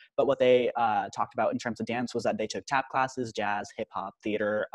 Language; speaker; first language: English; native; English